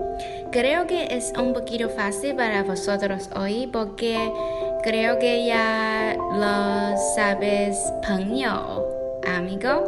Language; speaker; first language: Spanish; non-native, learner; Chinese